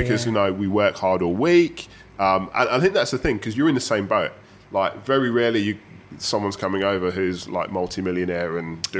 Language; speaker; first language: English; native; English